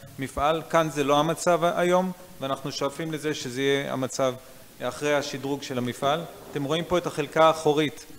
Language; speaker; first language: Hebrew; native; Hebrew